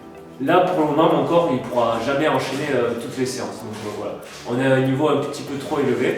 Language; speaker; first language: French; native; French